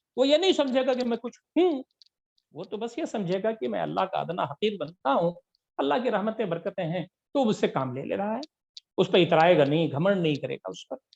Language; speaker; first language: Urdu; native; Urdu